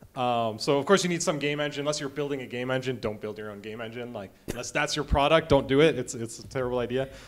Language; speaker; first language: English; native; English